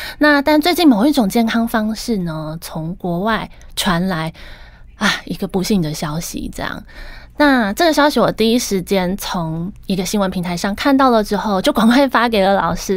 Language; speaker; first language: Chinese; native; Chinese